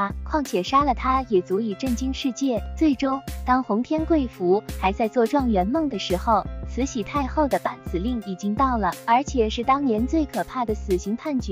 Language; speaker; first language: Chinese; native; Chinese